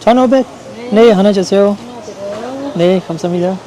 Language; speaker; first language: Korean; non-native, learner; Urdu